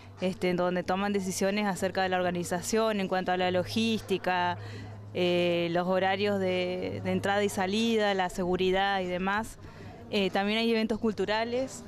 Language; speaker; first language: Spanish; native; Spanish